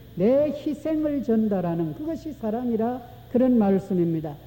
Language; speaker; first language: Korean; native; Korean